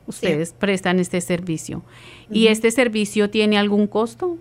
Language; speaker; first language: Spanish; native; Spanish